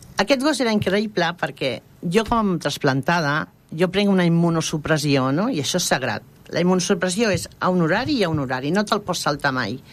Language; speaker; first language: Catalan; non-native, local second language; Spanish